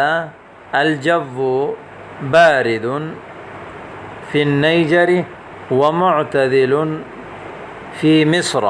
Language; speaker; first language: Arabic; non-native, fluent; Urdu